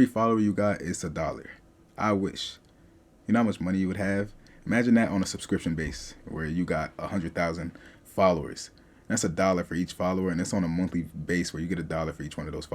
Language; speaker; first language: English; native; English